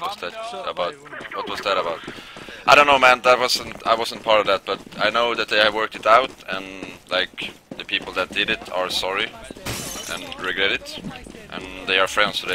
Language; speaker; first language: English; non-native, fluent; Swedish